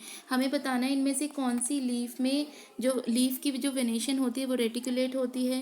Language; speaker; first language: Hindi; native; Hindi